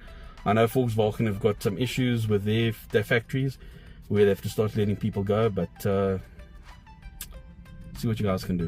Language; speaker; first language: English; native; English